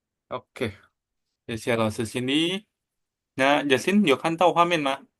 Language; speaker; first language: Chinese; non-native, fluent; Indonesian